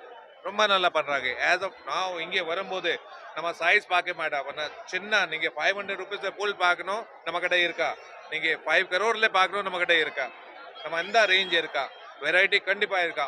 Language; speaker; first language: Tamil; non-native, learner; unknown